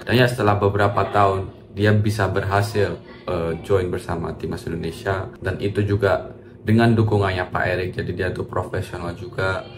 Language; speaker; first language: Indonesian; native; Indonesian